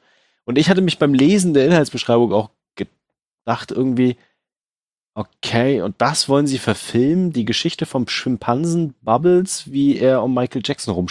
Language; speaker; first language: German; native; German